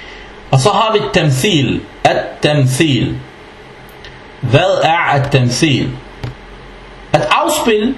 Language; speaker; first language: Danish; early bilingual, other home language; Arabic